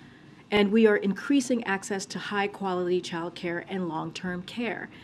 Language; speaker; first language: English; native; English